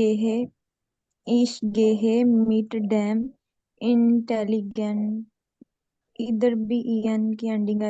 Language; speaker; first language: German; non-native, learner; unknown